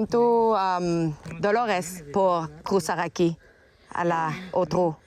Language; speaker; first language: Spanish; non-native, learner; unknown